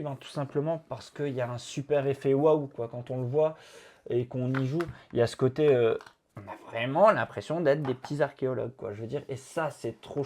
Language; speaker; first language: French; native; French